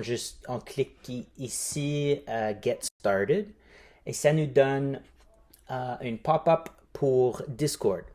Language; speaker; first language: French; non-native, fluent; English